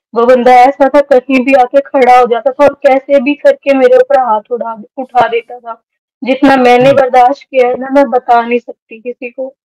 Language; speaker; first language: Hindi; native; Hindi